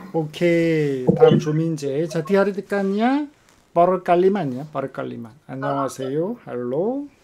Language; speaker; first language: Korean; native; Korean